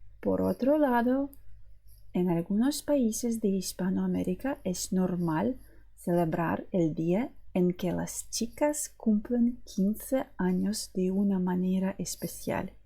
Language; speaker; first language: Spanish; non-native, fluent; Ukrainian